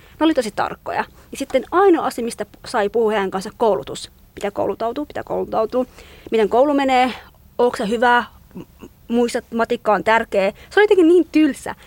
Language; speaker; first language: Finnish; non-native, fluent; Kurdish